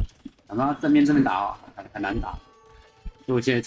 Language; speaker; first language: Chinese; native; Chinese